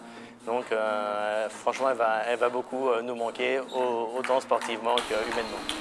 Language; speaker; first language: French; native; French